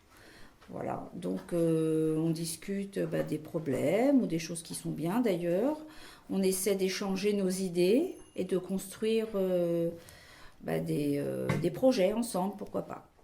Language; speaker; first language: French; native; French